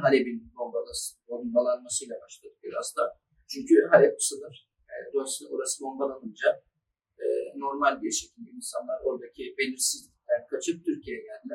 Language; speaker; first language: Turkish; early bilingual, other home language; Arabic